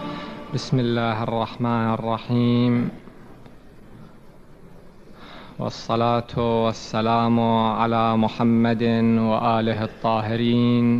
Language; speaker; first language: Arabic; native; Arabic